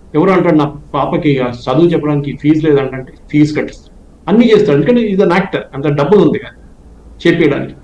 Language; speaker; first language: Telugu; non-native, local second language; Malayalam